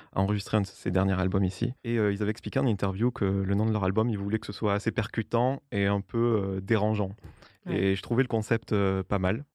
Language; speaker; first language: French; native; French